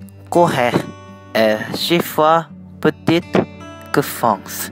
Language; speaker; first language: French; non-native, learner; Korean